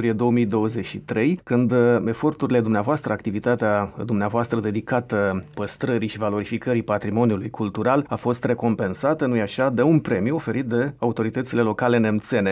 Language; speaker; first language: Romanian; native; Romanian